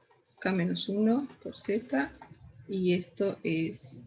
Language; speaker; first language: Spanish; native; Spanish